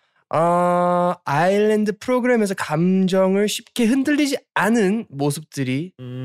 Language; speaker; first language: Korean; early bilingual, heritage; Korean